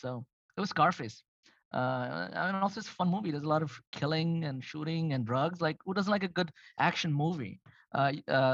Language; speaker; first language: English; non-native, fluent; Arabic